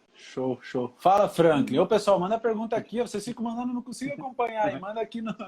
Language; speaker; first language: Portuguese; native; Portuguese